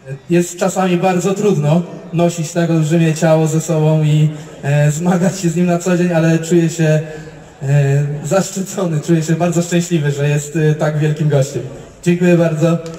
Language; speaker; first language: Polish; native; Polish